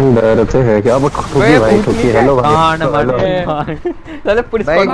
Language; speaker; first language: Hindi; non-native, local second language; Gujarati